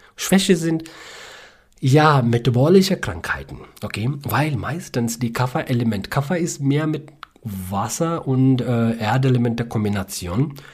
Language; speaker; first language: German; non-native, learner; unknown